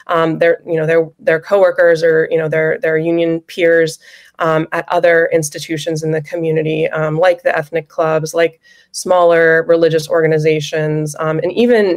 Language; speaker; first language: English; native; English